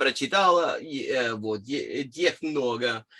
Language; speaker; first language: Russian; non-native, fluent; English